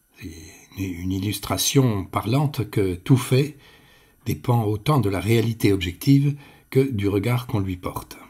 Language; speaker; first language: French; native; French